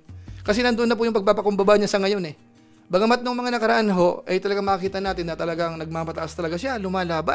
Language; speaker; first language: Filipino; native; Filipino